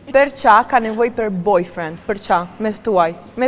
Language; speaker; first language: Albanian; early bilingual, heritage; Albanian